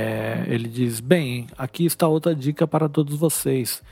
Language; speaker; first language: Portuguese; native; Portuguese